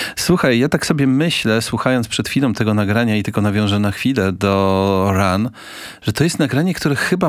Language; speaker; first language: Polish; native; Polish